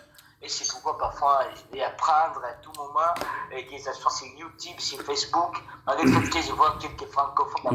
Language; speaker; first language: French; non-native, local second language; Rundi